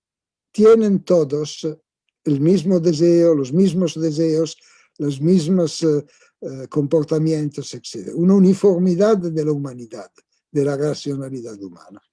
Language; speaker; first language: Spanish; non-native, fluent; Italian